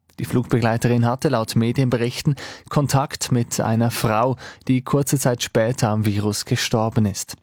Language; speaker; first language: German; native; German